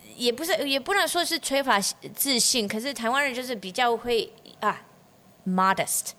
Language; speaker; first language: Chinese; non-native, fluent; English